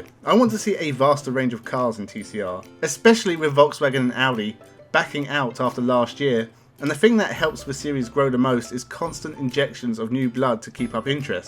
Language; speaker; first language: English; native; English